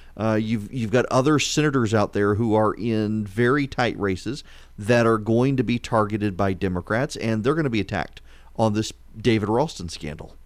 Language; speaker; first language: English; native; English